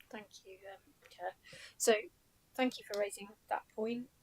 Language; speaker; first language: English; native; English